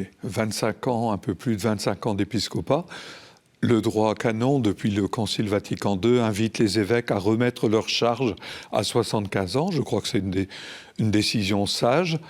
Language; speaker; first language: French; native; French